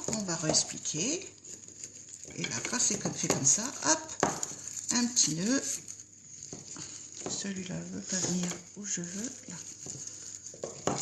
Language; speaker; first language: French; native; French